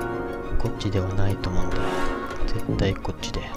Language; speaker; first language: Japanese; native; Japanese